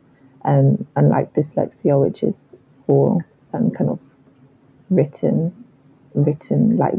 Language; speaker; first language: English; native; English